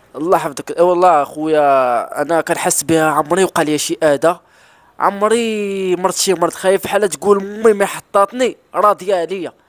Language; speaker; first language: Arabic; non-native, local second language; Spanish